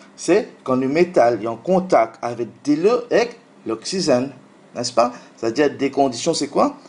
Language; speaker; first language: French; non-native, local second language; Morisyen